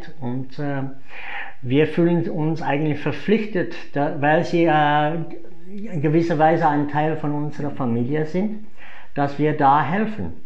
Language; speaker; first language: German; non-native, fluent; English